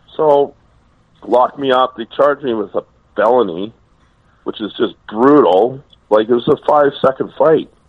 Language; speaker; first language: English; native; English